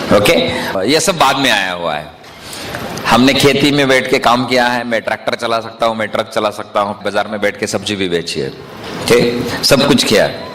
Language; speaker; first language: Hindi; non-native, local second language; Marathi